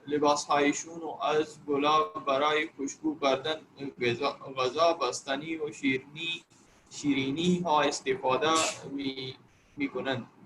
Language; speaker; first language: Persian; non-native, learner; Urdu